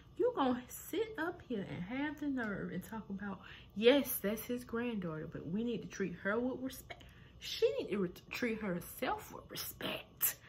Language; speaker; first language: English; native; English